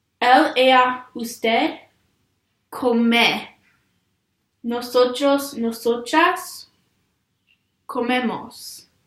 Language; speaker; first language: Spanish; non-native, learner; English